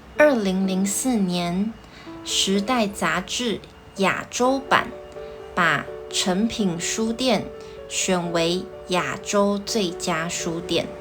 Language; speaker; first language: Chinese; native; Chinese